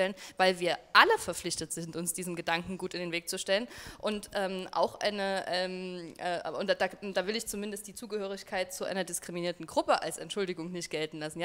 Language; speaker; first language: German; native; German